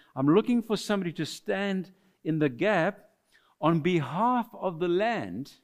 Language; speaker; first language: English; non-native, fluent; French